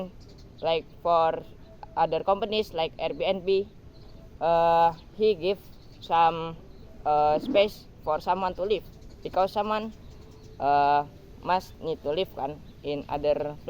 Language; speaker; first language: English; non-native, learner; Indonesian